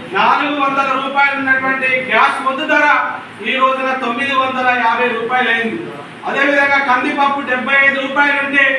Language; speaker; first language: Telugu; native; Telugu